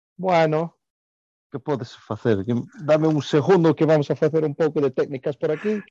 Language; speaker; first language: Galician; non-native, local second language; Spanish